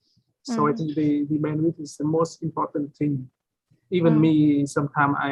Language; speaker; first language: English; non-native, fluent; Vietnamese